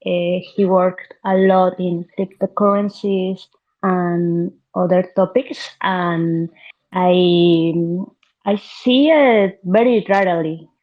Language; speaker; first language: English; non-native, learner; Spanish